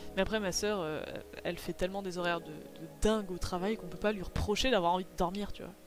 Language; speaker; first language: French; native; French